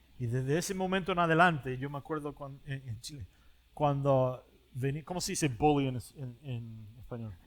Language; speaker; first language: Spanish; early bilingual, other home language; English